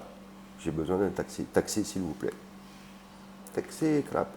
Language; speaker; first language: French; native; French